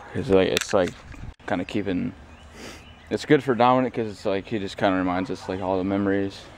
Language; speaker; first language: English; native; English